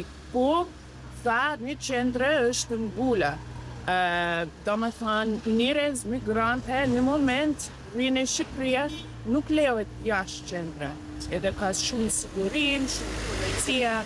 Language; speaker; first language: Albanian; non-native, learner; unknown